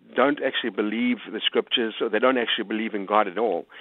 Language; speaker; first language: English; native; English